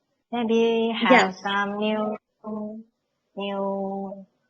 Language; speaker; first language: English; non-native, learner; Chinese